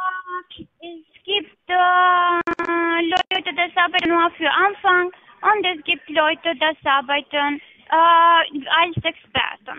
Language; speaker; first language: German; non-native, learner; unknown